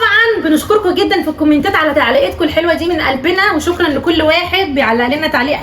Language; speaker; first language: Arabic; native; Arabic